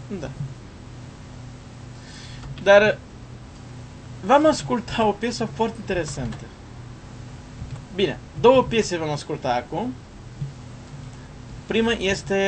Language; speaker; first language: Romanian; non-native, learner; Portuguese